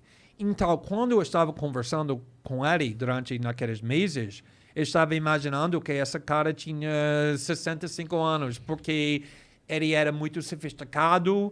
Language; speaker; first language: Portuguese; non-native, fluent; English